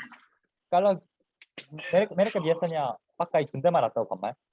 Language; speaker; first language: Indonesian; non-native, fluent; Korean